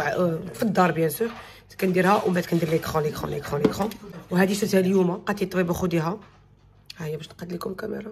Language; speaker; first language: Arabic; native; Arabic